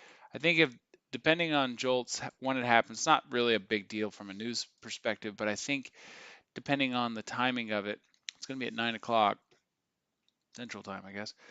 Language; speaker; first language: English; native; English